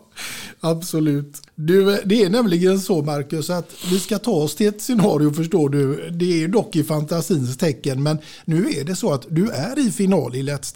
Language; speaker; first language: Swedish; native; Swedish